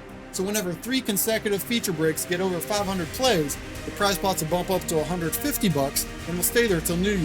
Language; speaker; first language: English; native; English